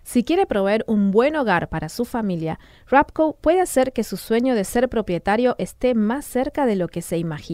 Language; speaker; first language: Spanish; native; Spanish